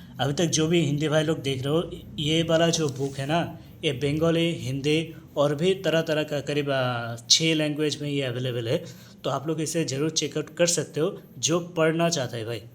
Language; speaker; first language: Hindi; non-native, local second language; Bangla